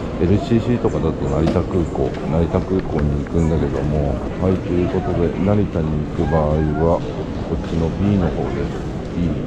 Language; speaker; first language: Japanese; native; Japanese